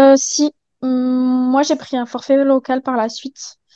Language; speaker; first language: French; native; French